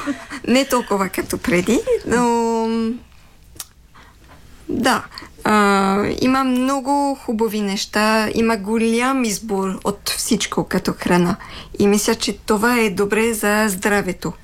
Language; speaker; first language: Bulgarian; non-native, fluent; French